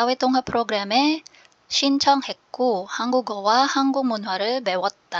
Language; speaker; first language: Korean; non-native, learner; Filipino